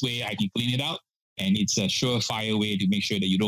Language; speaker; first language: English; non-native, local second language; Min Nan Chinese